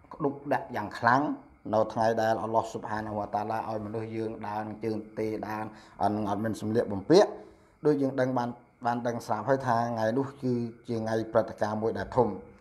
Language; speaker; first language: Khmer; non-native, local second language; Eastern Cham